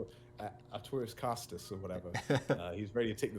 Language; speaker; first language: English; native; English